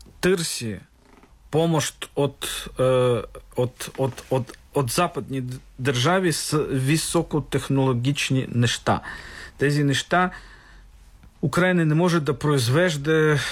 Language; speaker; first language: Bulgarian; non-native, fluent; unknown